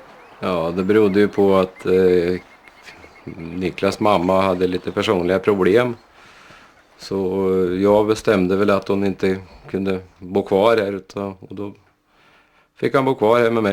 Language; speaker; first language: Swedish; native; Swedish